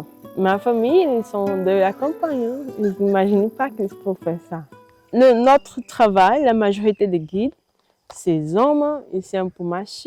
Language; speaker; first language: French; non-native, learner; Portuguese